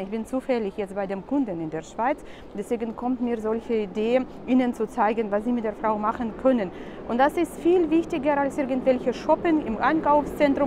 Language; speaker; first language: German; non-native, fluent; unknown